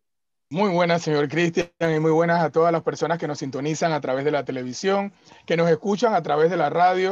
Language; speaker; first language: Spanish; native; Spanish